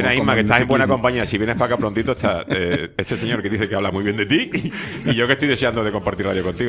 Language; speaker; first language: Spanish; native; Spanish